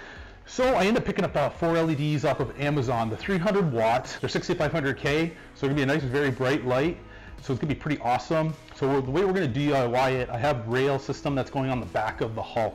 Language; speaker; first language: English; native; English